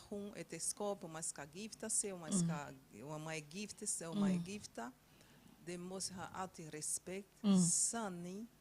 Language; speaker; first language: Swedish; non-native, fluent; Portuguese